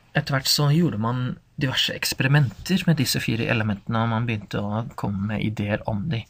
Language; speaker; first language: Norwegian; non-native, fluent; English